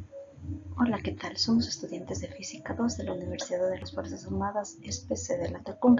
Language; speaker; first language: Spanish; native; Spanish